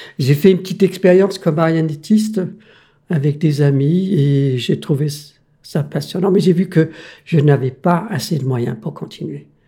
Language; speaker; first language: French; non-native, fluent; Danish